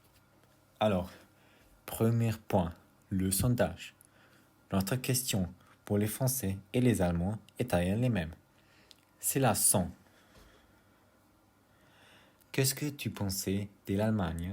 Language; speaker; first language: French; non-native, learner; German